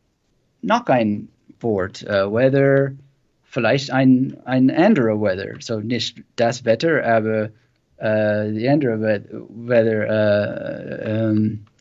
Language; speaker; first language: German; non-native, learner; English